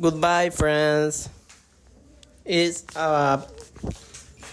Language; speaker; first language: English; non-native, learner; Spanish